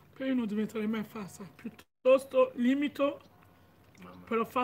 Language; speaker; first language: Italian; non-native, learner; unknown